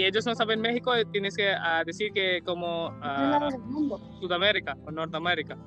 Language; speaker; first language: Spanish; non-native, learner; Hindi